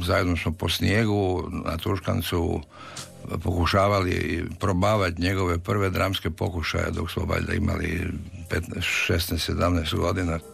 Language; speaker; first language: Serbian; native; Serbian